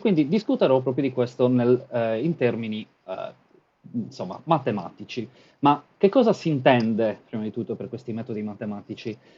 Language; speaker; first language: Italian; native; Italian